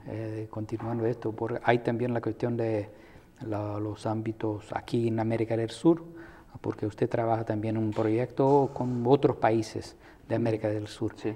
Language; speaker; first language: Spanish; non-native, fluent; Portuguese